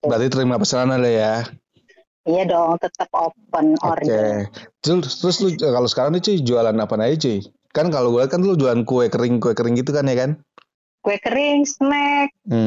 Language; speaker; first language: Indonesian; native; Indonesian